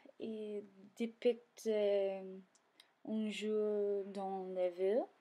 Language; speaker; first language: French; non-native, learner; English